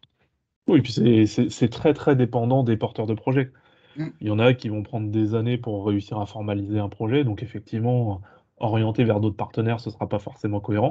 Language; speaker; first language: French; native; French